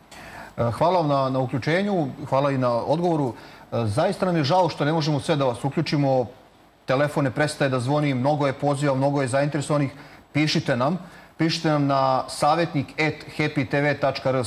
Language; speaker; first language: Serbian; native; Serbian